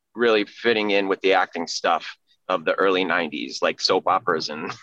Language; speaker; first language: English; native; English